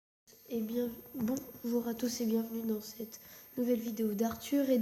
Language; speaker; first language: French; native; French